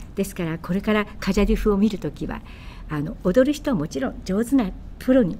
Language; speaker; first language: Japanese; native; Japanese